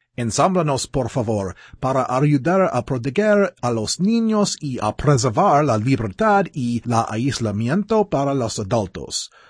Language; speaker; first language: Spanish; non-native, learner; English